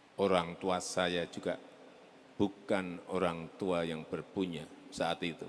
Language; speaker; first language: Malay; non-native, local second language; Javanese